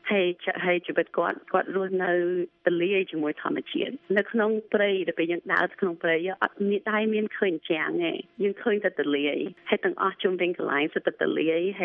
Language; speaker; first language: Khmer; early bilingual, other home language; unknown